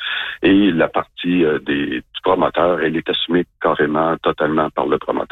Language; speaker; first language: French; native; French